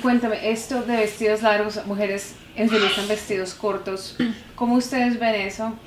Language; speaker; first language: Spanish; native; Spanish